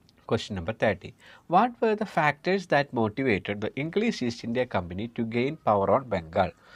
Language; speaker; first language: English; non-native, local second language; Malayalam